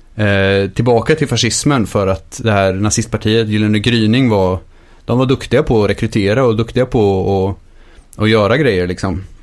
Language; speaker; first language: Swedish; native; Swedish